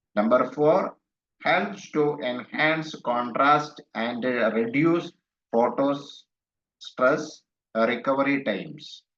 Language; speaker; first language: English; non-native, local second language; Malayalam